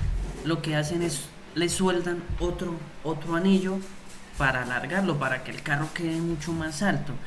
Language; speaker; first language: Spanish; native; Spanish